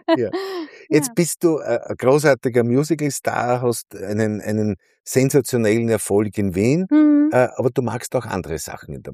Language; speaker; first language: German; native; German